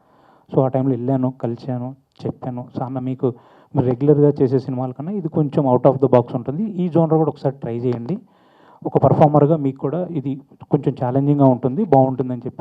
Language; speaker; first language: Telugu; native; Telugu